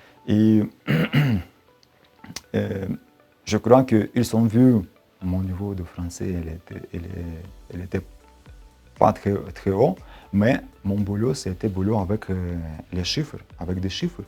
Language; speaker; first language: French; non-native, learner; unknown